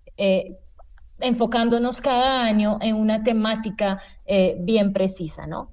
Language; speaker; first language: Spanish; non-native, fluent; French